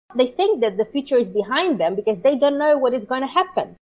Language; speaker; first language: English; non-native, fluent; Italian